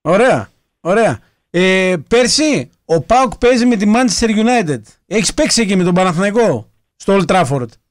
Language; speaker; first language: Greek; native; Greek